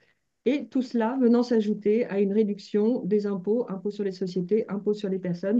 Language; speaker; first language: French; native; French